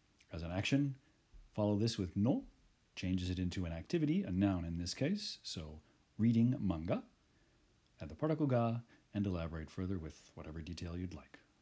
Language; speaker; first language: English; native; English